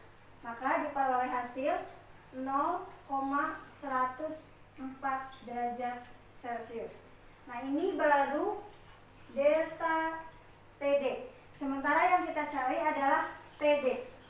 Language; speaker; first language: Indonesian; native; Indonesian